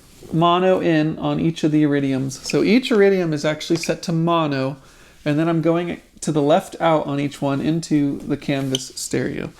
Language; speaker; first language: English; native; English